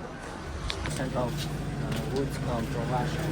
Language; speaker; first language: English; non-native, learner; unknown